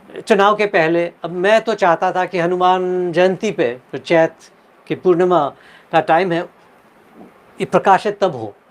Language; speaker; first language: Hindi; native; Hindi